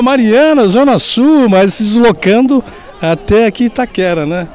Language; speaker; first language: Portuguese; native; Portuguese